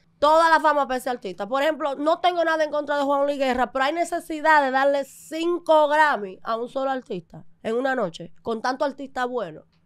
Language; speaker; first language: Spanish; early bilingual, other home language; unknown